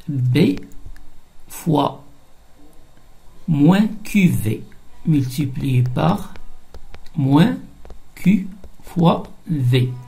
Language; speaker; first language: French; non-native, local second language; Arabic